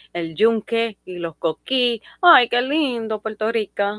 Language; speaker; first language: Spanish; native; Spanish